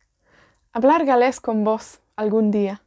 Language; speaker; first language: Spanish; non-native, fluent; Welsh